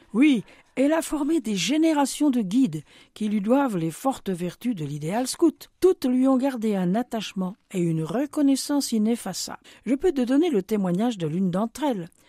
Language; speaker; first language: French; native; French